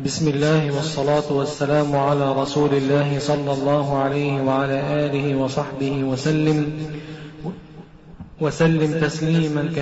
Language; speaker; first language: Arabic; native; Arabic